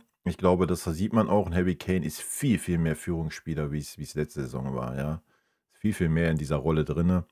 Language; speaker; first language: German; native; German